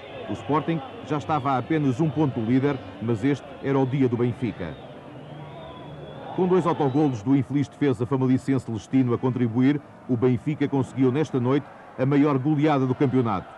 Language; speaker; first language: Portuguese; native; Portuguese